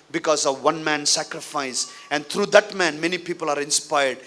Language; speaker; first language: English; non-native, local second language; Telugu